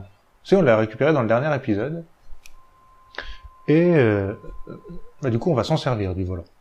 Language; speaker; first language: French; native; French